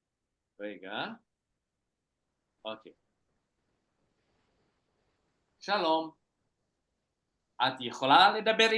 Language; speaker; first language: Hebrew; non-native, fluent; Indonesian